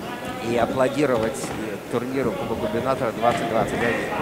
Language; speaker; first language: Russian; native; Russian